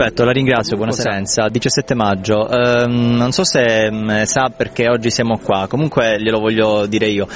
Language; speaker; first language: Italian; native; Italian